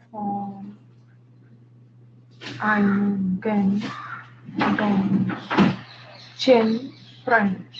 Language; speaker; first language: German; non-native, learner; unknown